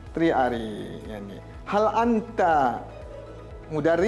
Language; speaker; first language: Arabic; non-native, fluent; Indonesian